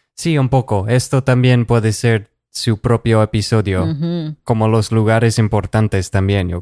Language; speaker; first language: Spanish; non-native, fluent; English